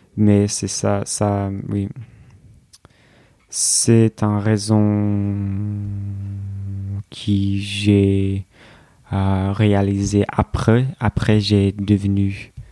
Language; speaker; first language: French; non-native, learner; English